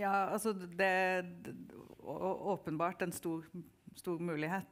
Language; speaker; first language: Norwegian; native; Norwegian